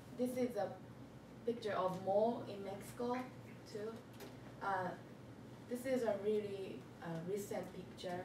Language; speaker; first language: English; non-native, learner; Japanese